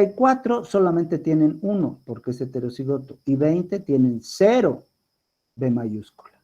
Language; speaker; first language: Spanish; native; Spanish